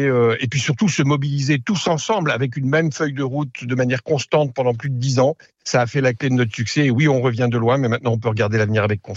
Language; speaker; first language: French; native; French